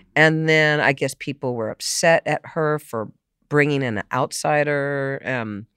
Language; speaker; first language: English; native; English